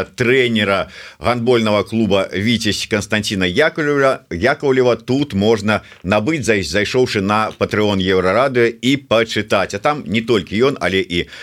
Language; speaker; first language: Belarusian; non-native, local second language; Russian